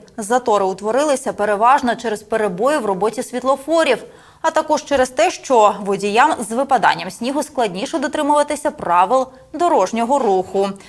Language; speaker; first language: Ukrainian; native; Ukrainian